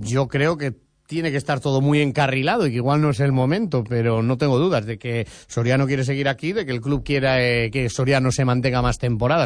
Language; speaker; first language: Spanish; native; Spanish